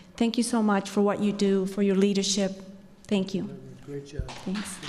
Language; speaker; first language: English; non-native, fluent; Spanish